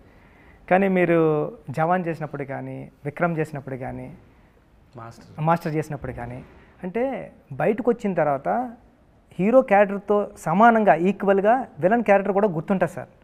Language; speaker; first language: Telugu; native; Telugu